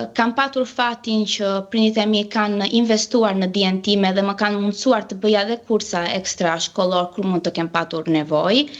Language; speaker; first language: Albanian; early bilingual, heritage; Albanian